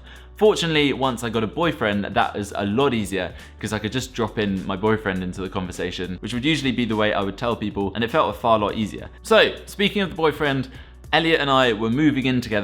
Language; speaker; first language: English; native; English